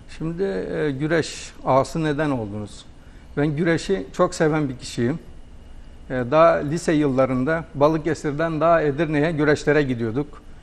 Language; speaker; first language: Turkish; native; Turkish